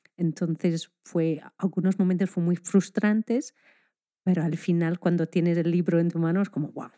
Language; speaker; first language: Spanish; non-native, fluent; English